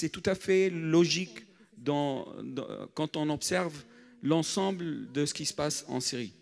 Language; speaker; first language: French; non-native, fluent; Arabic